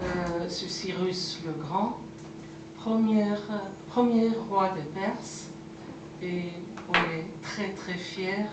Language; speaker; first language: French; non-native, fluent; Persian